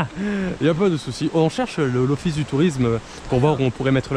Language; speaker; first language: French; native; French